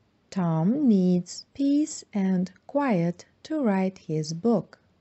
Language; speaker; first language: English; non-native, fluent; Bulgarian